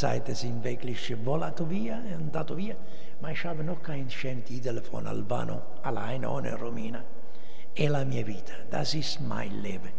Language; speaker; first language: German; non-native, learner; Italian